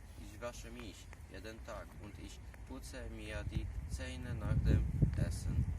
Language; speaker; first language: German; non-native, learner; Polish